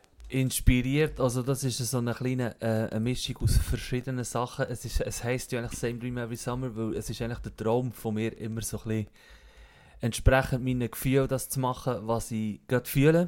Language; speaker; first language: German; native; German